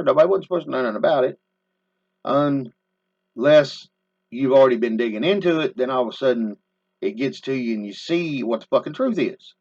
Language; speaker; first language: English; native; English